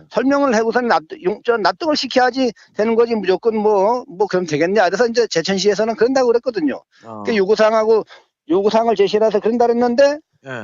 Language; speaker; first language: Korean; native; Korean